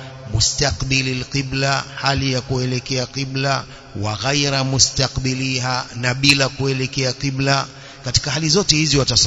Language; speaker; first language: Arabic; non-native, fluent; Swahili